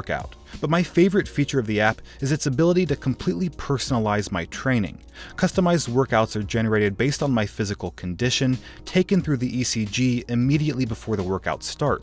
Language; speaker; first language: English; native; English